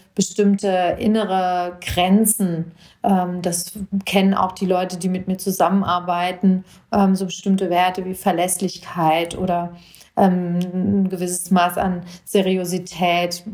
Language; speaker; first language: German; native; German